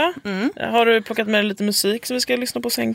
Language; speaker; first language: Swedish; native; Swedish